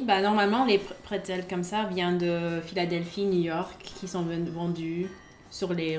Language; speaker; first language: French; non-native, fluent; English